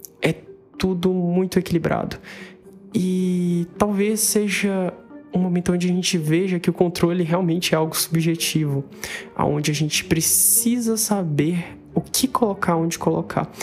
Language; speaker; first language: Portuguese; native; Portuguese